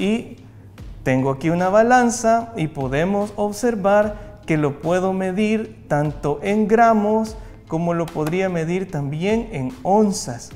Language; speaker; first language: Spanish; native; Spanish